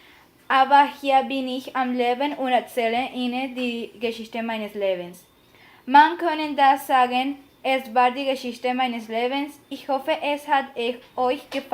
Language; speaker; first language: German; non-native, learner; Spanish